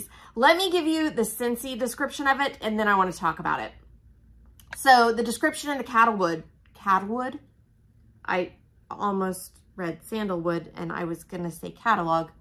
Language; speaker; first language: English; native; English